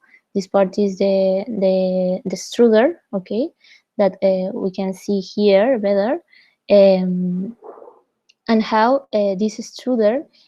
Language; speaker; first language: English; non-native, fluent; Spanish